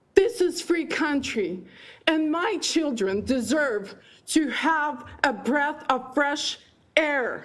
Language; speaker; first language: English; non-native, fluent; Ukrainian